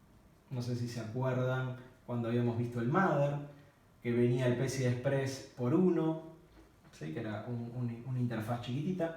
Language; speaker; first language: Spanish; native; Spanish